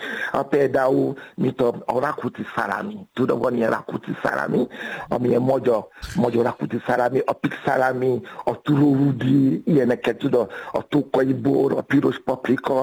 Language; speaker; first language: Hungarian; non-native, fluent; Yoruba